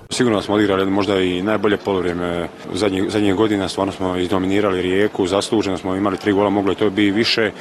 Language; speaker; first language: Croatian; early bilingual, heritage; Croatian